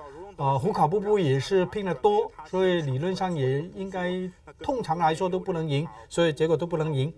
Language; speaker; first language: Chinese; native; Chinese